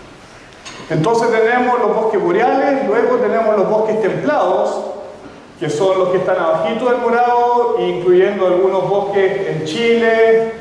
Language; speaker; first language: Spanish; native; Spanish